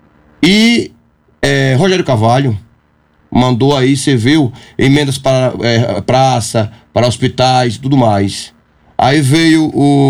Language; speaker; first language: Portuguese; native; Portuguese